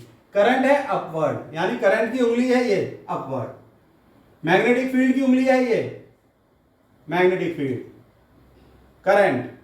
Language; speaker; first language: Hindi; native; Hindi